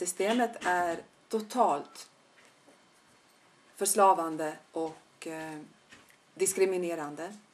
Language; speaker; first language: Swedish; non-native, fluent; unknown